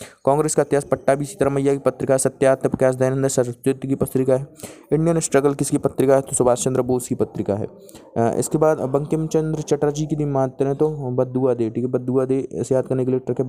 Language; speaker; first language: Hindi; native; Hindi